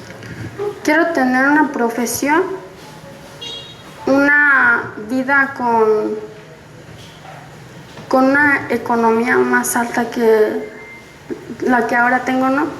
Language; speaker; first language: Spanish; non-native, local second language; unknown